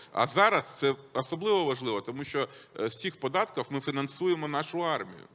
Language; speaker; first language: Ukrainian; non-native, local second language; Russian